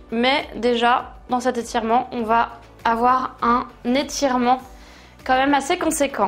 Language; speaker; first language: French; native; French